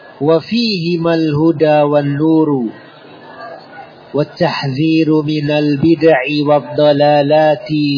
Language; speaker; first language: Arabic; non-native, fluent; Indonesian